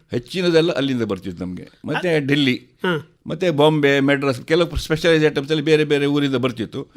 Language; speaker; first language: Kannada; non-native, local second language; Konkani